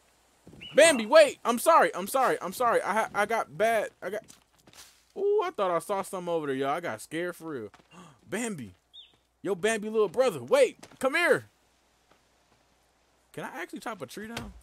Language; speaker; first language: English; native; English